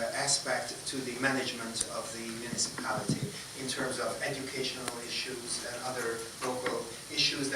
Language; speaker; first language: English; non-native, fluent; Hungarian